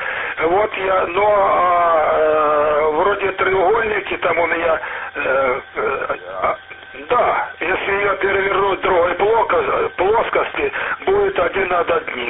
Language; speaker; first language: Russian; native; Russian